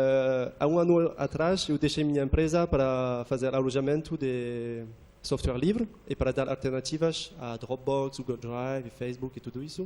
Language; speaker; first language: Portuguese; non-native, fluent; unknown